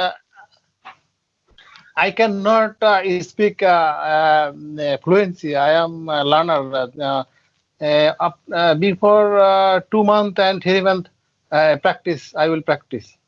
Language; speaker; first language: English; non-native, learner; Bangla